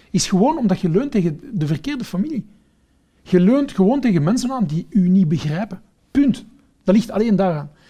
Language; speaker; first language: Dutch; early bilingual, other home language; Portuguese